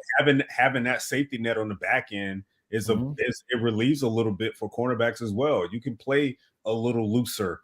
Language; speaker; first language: English; native; English